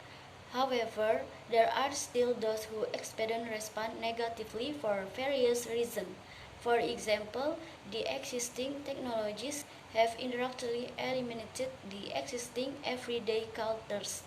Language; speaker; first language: English; non-native, learner; Indonesian